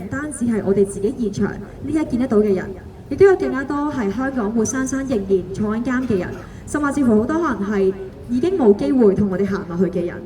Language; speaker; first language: Cantonese; native; Cantonese